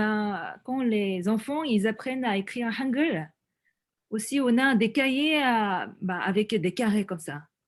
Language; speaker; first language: French; non-native, fluent; Korean